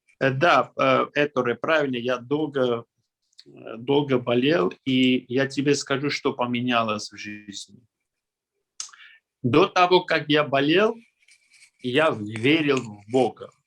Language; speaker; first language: Russian; non-native, local second language; Armenian